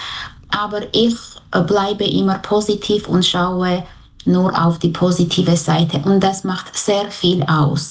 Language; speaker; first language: German; non-native, fluent; Armenian